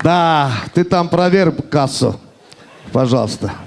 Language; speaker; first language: Russian; non-native, local second language; Turkish